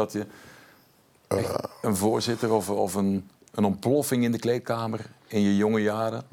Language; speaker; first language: Dutch; native; Dutch